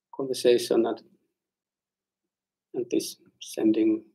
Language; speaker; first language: English; non-native, learner; Finnish